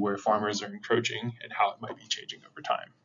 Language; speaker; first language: English; native; English